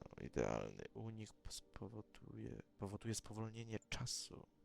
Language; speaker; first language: Polish; native; Polish